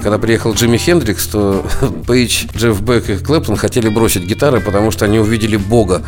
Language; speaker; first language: Russian; native; Russian